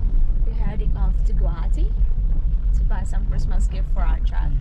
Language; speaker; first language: English; non-native, local second language; Khasi